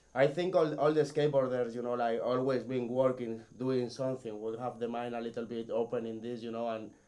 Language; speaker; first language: English; non-native, learner; Spanish